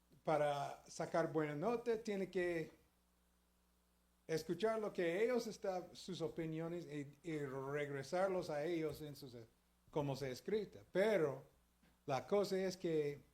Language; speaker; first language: Spanish; early bilingual, heritage; Spanish